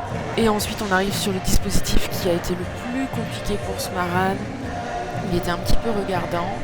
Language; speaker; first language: French; native; French